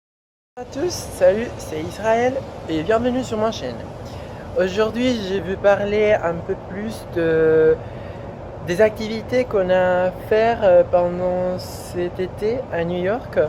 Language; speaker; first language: French; non-native, fluent; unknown